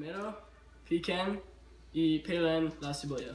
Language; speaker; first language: Spanish; non-native, learner; English